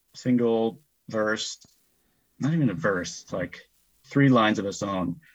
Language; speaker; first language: English; native; English